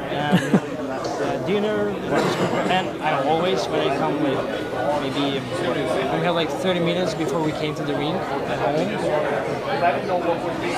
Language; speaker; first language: English; non-native, learner; Russian